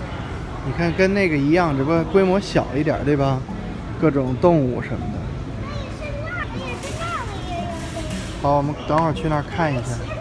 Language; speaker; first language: Chinese; native; Chinese